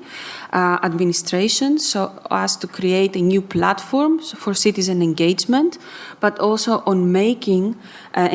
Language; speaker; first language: English; non-native, fluent; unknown